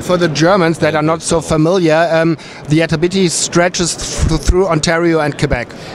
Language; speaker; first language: English; non-native, fluent; German